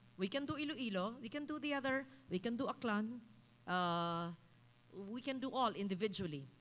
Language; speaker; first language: English; non-native, local second language; Filipino